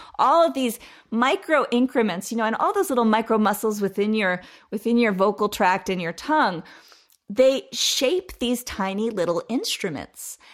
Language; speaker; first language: English; native; English